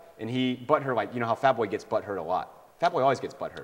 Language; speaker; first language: English; early bilingual, other home language; Chinese